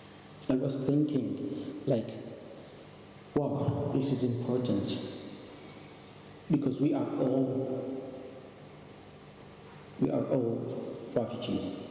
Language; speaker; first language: English; non-native, learner; Arabic